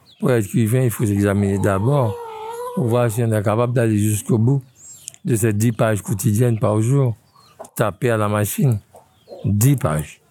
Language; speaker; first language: French; non-native, local second language; Haitian Creole